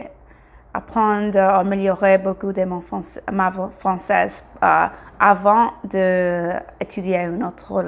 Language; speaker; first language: French; non-native, learner; English